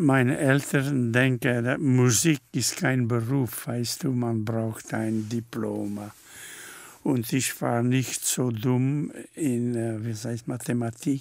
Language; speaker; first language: German; non-native, fluent; French